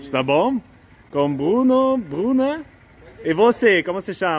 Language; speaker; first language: Portuguese; non-native, learner; French